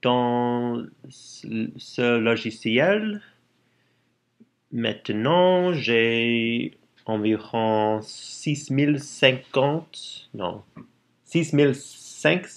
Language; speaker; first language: French; non-native, learner; English